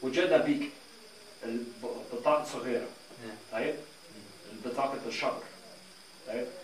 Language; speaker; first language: Arabic; non-native, fluent; English